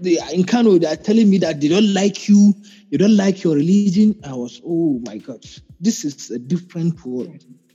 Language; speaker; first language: English; non-native, local second language; Hausa